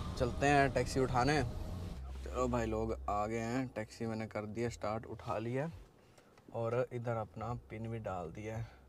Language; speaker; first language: Hindi; native; Hindi